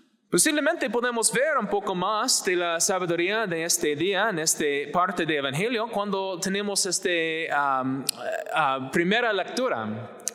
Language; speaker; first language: Spanish; non-native, fluent; English